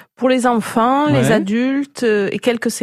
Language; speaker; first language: French; native; French